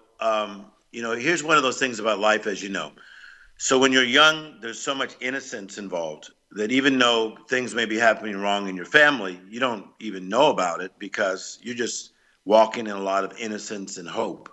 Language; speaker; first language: English; native; English